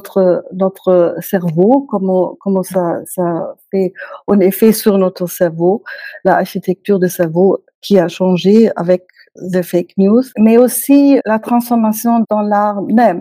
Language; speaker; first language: French; non-native, fluent; German